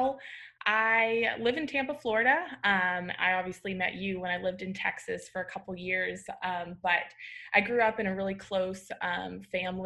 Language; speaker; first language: English; native; English